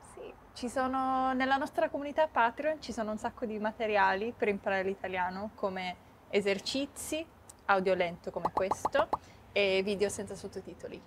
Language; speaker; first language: Italian; non-native, fluent; English